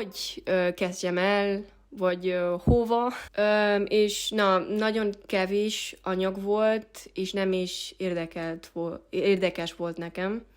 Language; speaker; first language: Hungarian; non-native, learner; Spanish